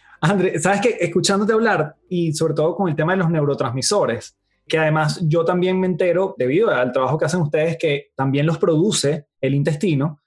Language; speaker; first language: Spanish; native; Spanish